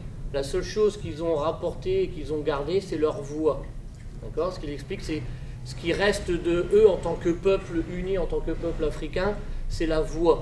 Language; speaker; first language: French; native; French